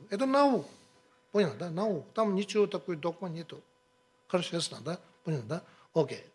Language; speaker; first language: Russian; non-native, learner; Tibetan